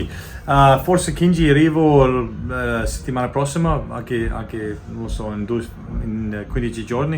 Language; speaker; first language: Italian; non-native, learner; English